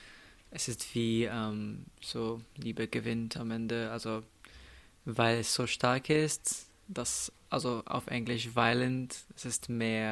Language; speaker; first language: German; non-native, fluent; Slovenian